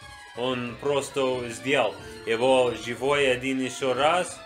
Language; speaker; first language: Russian; non-native, learner; English